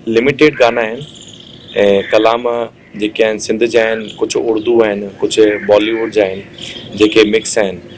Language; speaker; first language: Sindhi; early bilingual, heritage; Sindhi